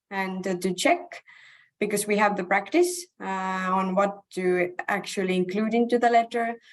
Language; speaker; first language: English; non-native, fluent; Estonian